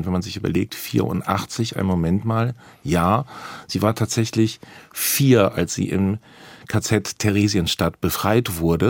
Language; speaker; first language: German; native; German